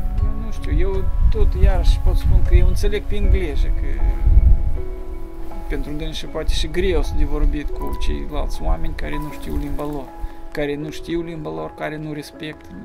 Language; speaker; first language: Romanian; non-native, local second language; Russian